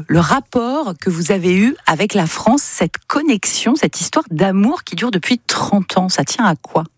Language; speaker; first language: French; native; French